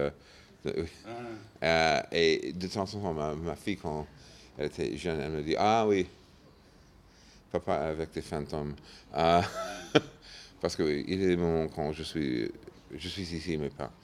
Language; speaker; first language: French; non-native, fluent; English